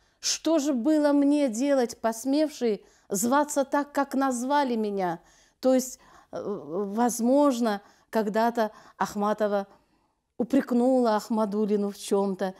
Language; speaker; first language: Russian; non-native, local second language; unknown